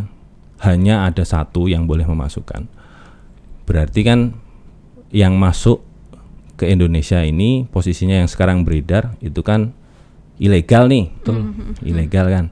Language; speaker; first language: Indonesian; native; Indonesian